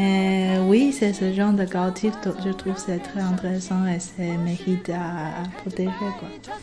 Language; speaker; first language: French; non-native, fluent; Chinese